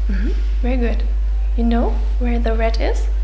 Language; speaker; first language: English; non-native, fluent; German